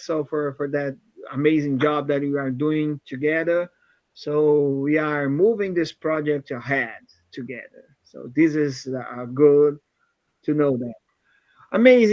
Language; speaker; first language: English; non-native, fluent; Portuguese